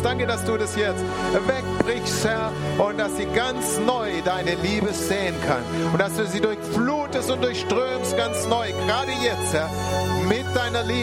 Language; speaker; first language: German; native; German